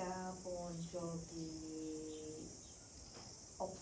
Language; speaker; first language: Korean; non-native, learner; English